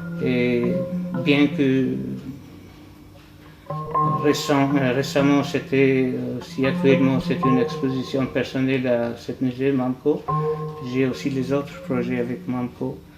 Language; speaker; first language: French; non-native, fluent; Albanian